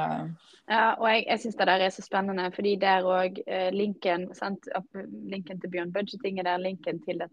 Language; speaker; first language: Norwegian; native; Norwegian